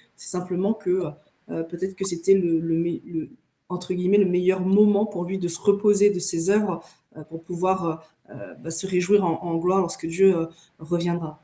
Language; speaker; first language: French; native; French